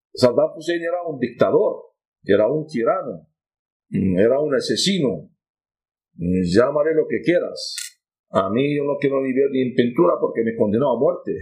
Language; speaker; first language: Spanish; non-native, fluent; Arabic